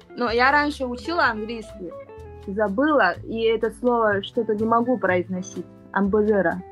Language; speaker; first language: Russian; non-native, fluent; Chinese